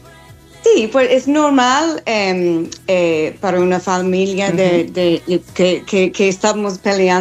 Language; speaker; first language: Spanish; non-native, fluent; English